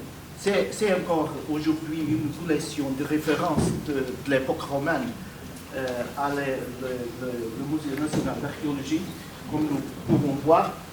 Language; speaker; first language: French; non-native, fluent; Portuguese